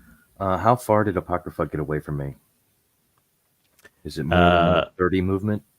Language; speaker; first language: English; native; English